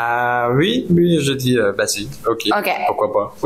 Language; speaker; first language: French; non-native, learner; Spanish